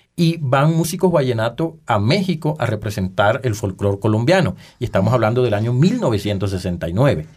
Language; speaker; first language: Spanish; native; Spanish